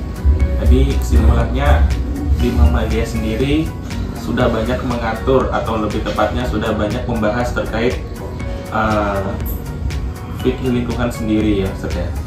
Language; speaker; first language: Indonesian; native; Indonesian